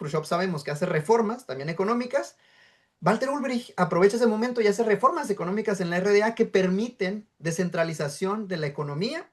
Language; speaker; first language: Spanish; native; Spanish